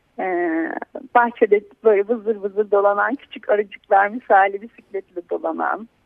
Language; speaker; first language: Turkish; native; Turkish